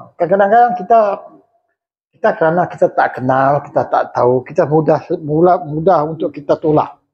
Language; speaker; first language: Malay; native; Malay